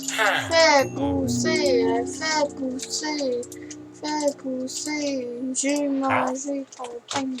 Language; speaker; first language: French; native; French